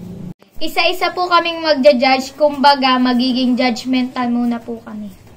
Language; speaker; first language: Filipino; non-native, local second language; Pampanga